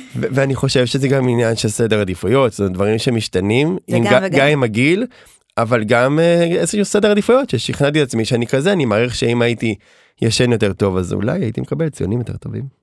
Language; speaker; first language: Hebrew; native; Hebrew